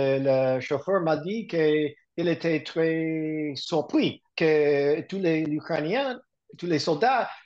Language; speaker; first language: French; non-native, learner; English